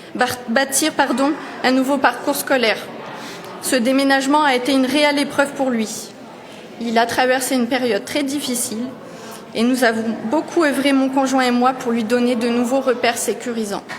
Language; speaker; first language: French; native; French